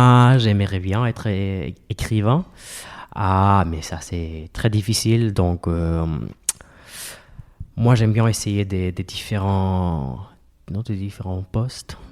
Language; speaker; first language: French; non-native, fluent; Spanish